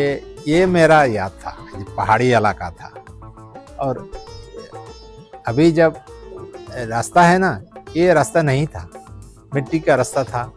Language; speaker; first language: Hindi; early bilingual, heritage; Hindi